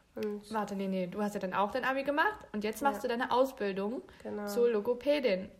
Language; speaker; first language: German; native; German